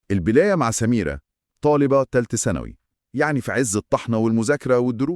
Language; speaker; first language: Arabic; native; Arabic